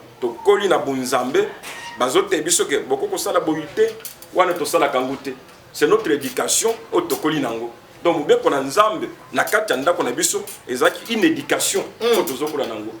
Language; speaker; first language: Lingala; native; Lingala